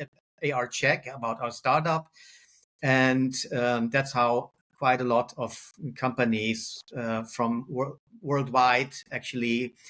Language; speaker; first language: English; non-native, fluent; German